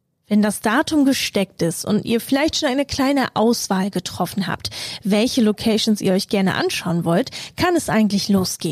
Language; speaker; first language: German; native; German